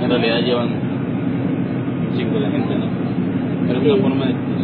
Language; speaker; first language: Spanish; native; Spanish